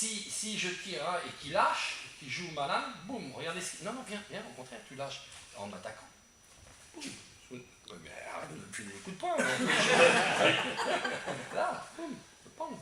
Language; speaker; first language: French; native; French